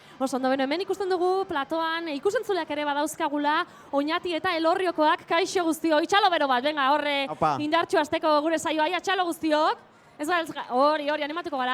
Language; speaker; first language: Basque; native; Basque